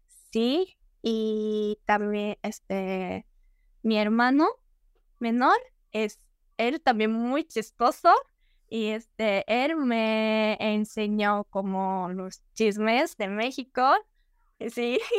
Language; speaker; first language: Spanish; non-native, learner; Japanese